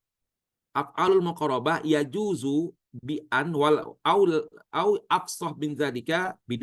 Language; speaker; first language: Arabic; non-native, fluent; Indonesian